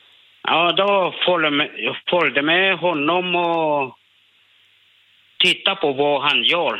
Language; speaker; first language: Swedish; non-native, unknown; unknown